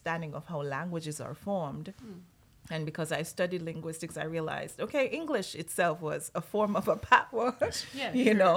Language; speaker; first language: English; non-native, local second language; Jamaican Creole English